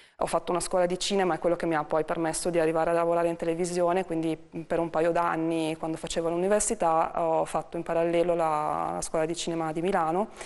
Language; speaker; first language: Italian; native; Italian